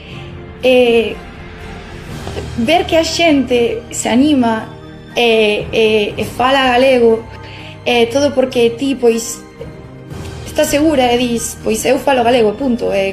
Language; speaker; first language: Galician; non-native, local second language; Spanish